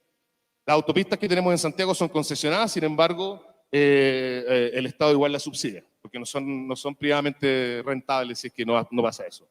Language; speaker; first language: Spanish; native; Spanish